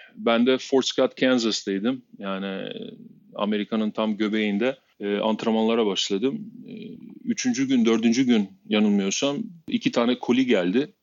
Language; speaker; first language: Turkish; non-native, fluent; Albanian